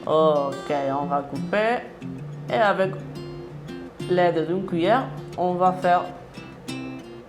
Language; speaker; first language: French; non-native, fluent; Spanish